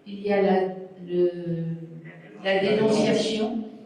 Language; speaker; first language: French; non-native, fluent; Spanish